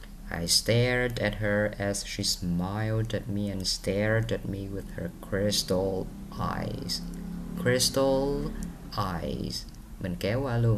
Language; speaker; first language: English; non-native, fluent; Vietnamese